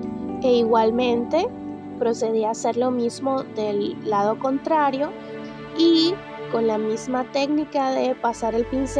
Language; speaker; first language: Spanish; native; Spanish